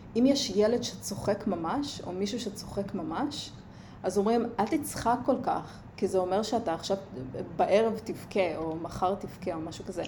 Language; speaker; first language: Hebrew; early bilingual, other home language; Russian